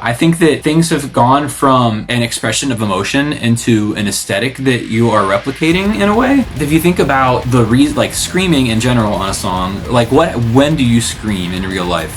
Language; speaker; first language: English; native; English